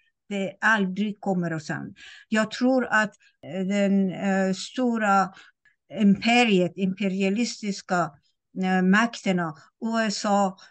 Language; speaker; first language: Swedish; non-native, fluent; Persian